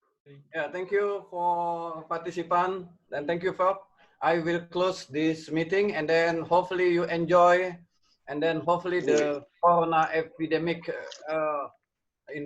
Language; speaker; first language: English; non-native, learner; Indonesian